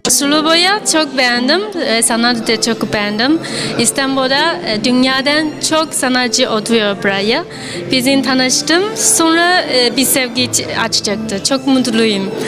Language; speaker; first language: Turkish; non-native, learner; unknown